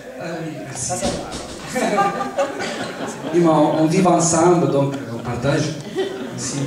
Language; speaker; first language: French; non-native, fluent; Italian